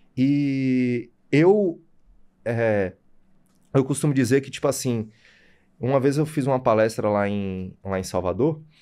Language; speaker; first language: Portuguese; native; Portuguese